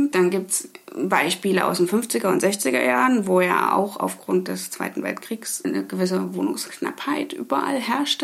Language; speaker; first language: German; native; German